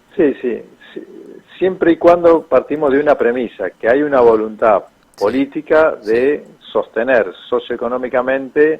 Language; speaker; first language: Spanish; native; Spanish